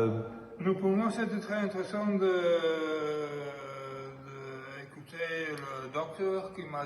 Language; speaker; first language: French; non-native, fluent; Dutch